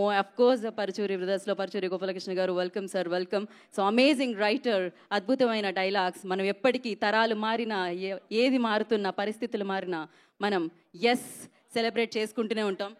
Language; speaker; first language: Telugu; native; Telugu